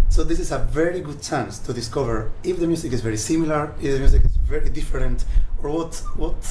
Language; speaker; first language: English; non-native, fluent; Spanish